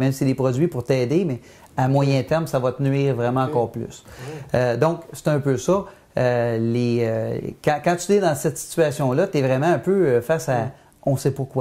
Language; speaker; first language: French; native; French